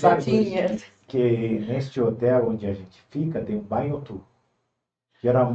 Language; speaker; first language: Portuguese; non-native, fluent; Turkish